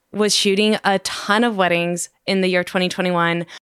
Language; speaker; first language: English; native; English